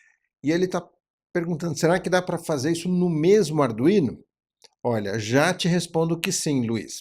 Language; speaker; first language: Portuguese; native; Portuguese